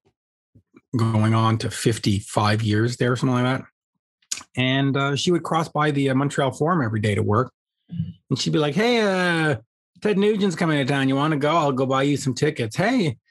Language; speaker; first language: English; native; English